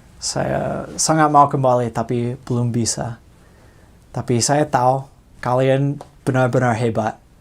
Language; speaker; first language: Indonesian; non-native, fluent; English